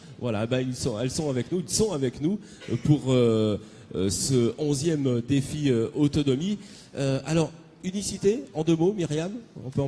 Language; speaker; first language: French; native; French